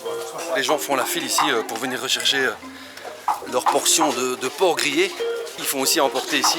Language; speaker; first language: French; native; French